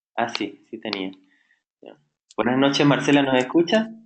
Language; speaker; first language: Spanish; native; Spanish